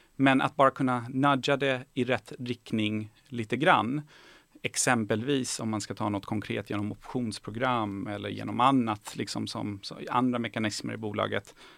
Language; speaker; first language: Swedish; early bilingual, other home language; Persian